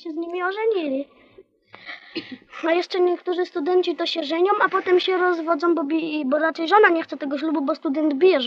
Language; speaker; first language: Polish; native; Polish